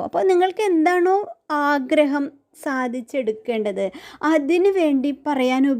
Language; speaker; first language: Malayalam; native; Malayalam